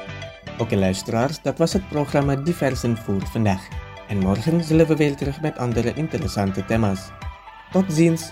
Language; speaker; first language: Dutch; non-native, fluent; Indonesian